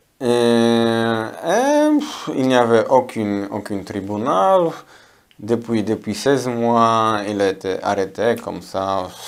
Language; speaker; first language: French; non-native, learner; Polish